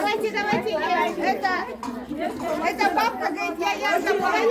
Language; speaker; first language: Russian; non-native, local second language; Uzbek